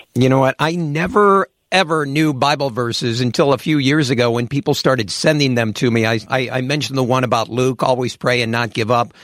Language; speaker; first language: English; native; English